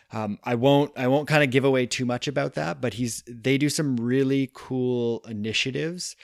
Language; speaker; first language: English; native; English